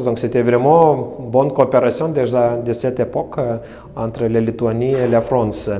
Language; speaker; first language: French; non-native, fluent; Lithuanian